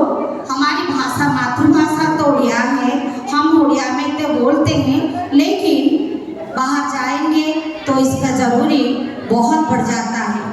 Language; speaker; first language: Hindi; non-native, local second language; Odia